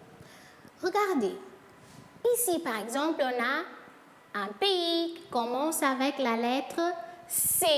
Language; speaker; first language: French; non-native, fluent; Portuguese